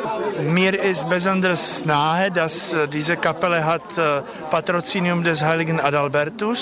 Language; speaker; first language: German; non-native, learner; Czech